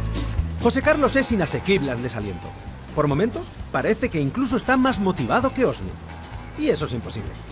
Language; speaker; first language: Spanish; native; Spanish